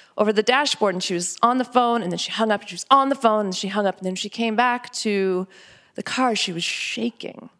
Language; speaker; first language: English; native; English